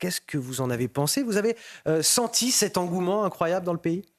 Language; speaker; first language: French; native; French